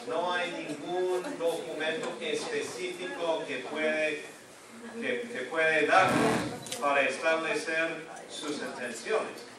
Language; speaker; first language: Spanish; non-native, fluent; English